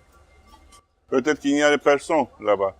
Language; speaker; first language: French; non-native, fluent; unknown